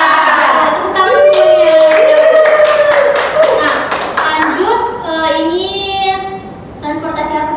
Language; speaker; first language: Indonesian; native; Indonesian